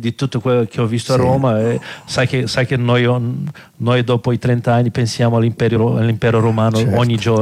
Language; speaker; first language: Italian; non-native, fluent; Portuguese